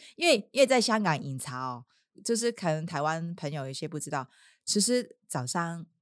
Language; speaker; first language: Chinese; non-native, local second language; Cantonese